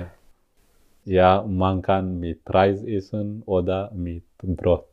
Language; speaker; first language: German; non-native, learner; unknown